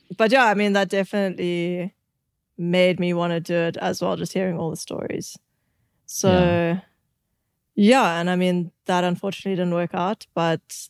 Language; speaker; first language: English; native; English